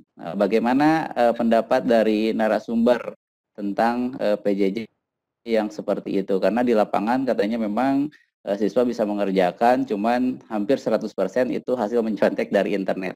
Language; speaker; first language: Indonesian; native; Indonesian